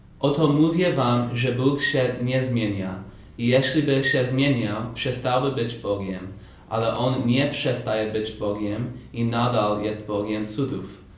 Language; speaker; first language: Polish; non-native, fluent; English